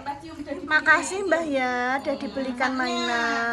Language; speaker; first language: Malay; non-native, local second language; Javanese